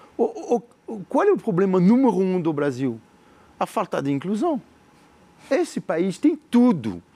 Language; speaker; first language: Portuguese; non-native, fluent; French